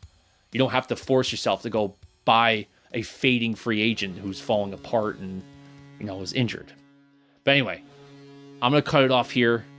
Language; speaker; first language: English; native; English